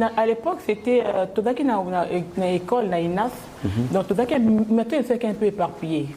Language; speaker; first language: French; non-native, local second language; Lingala